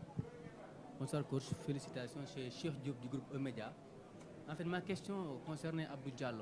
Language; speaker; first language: French; non-native, local second language; Wolof